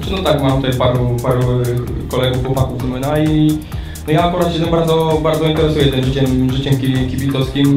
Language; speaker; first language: Polish; native; Polish